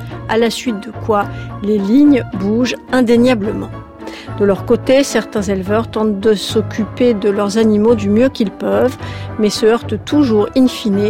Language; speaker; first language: French; native; French